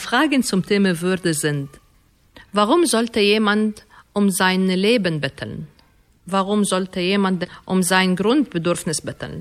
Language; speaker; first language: German; non-native, fluent; Arabic